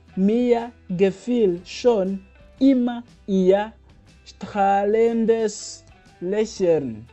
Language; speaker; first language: German; non-native, fluent; Kinyarwanda